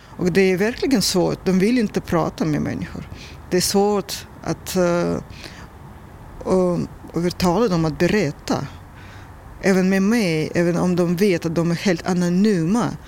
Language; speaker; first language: Swedish; non-native, learner; Russian